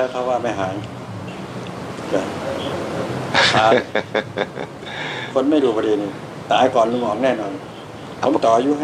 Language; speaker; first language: Thai; native; Thai